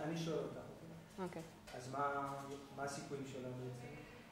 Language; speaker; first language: Hebrew; native; Hebrew